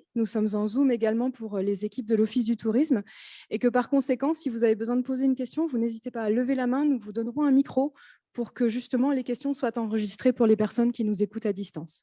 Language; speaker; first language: French; native; French